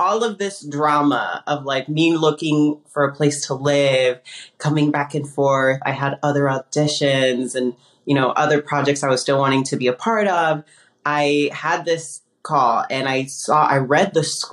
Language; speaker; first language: English; early bilingual, other home language; Spanish